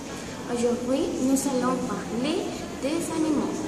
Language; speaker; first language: French; non-native, learner; Spanish